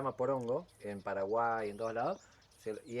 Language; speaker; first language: Spanish; native; Spanish